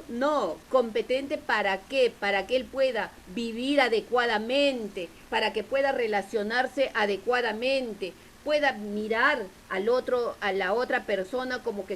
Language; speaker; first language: Spanish; native; Spanish